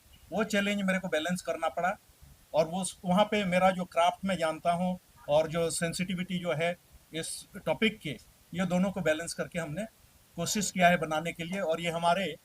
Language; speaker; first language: Hindi; native; Hindi